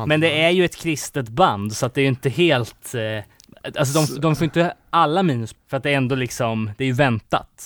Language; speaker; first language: Swedish; native; Swedish